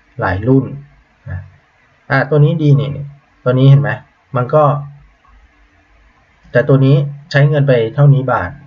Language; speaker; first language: Thai; native; Thai